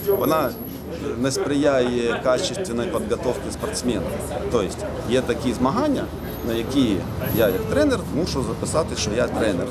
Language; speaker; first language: Ukrainian; native; Ukrainian